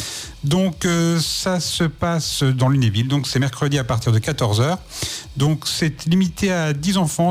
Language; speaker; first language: French; native; French